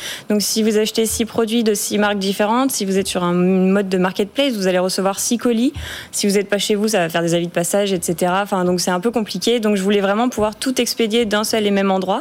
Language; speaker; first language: French; native; French